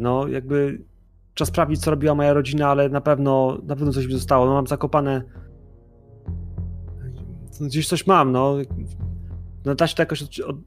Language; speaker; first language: Polish; native; Polish